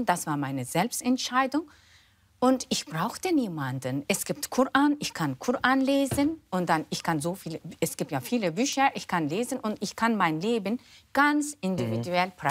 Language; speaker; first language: German; non-native, fluent; Turkish